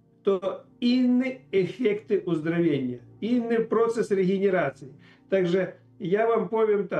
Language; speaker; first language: Polish; non-native, learner; Ukrainian